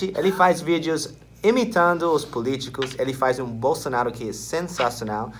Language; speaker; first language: Portuguese; non-native, fluent; English